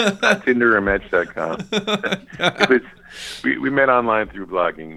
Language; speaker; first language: English; native; English